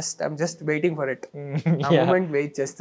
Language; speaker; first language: Telugu; non-native, learner; Kannada